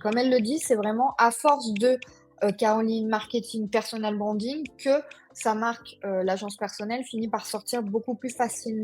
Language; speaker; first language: French; native; French